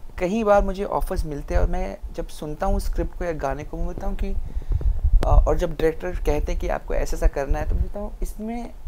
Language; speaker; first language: Hindi; non-native, local second language; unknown